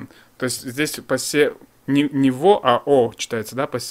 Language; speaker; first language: Russian; native; Russian